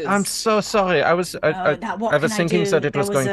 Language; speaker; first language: English; native; English